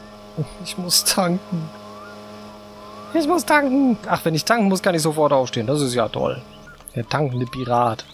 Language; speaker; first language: German; native; German